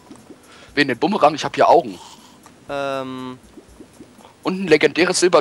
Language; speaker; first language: German; native; German